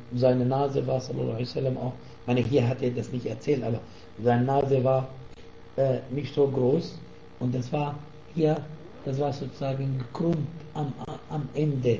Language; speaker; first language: German; non-native, fluent; Arabic